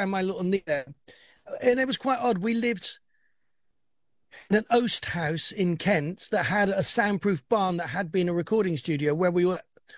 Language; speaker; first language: English; native; English